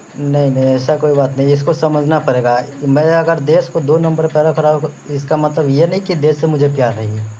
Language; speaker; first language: Hindi; native; Hindi